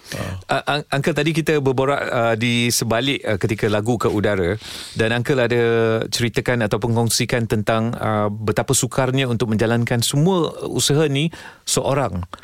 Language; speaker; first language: Malay; non-native, local second language; Tamil